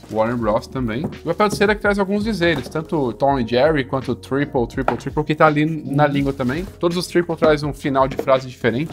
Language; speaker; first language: Portuguese; native; Portuguese